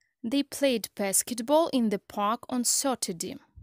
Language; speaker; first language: English; non-native, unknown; Ukrainian